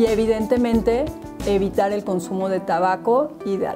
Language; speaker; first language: Spanish; native; Spanish